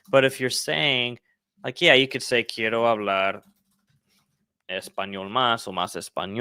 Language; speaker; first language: Spanish; non-native, fluent; English